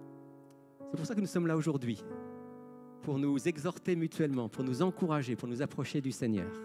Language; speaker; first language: French; native; French